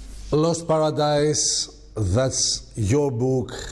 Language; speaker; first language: English; non-native, fluent; Greek